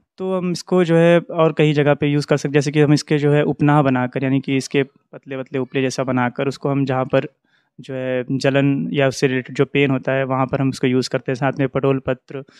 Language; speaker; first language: Hindi; native; Hindi